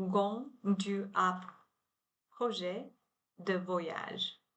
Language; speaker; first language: French; non-native, learner; Chinese